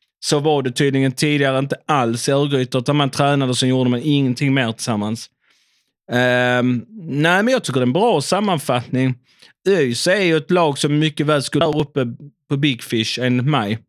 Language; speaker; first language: Swedish; native; Swedish